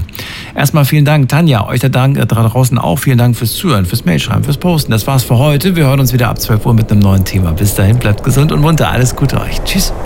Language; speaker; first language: German; native; German